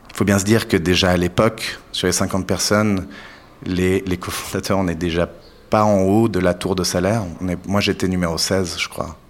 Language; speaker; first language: French; native; French